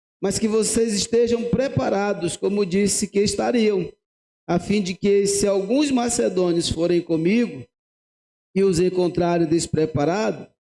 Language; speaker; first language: Portuguese; native; Portuguese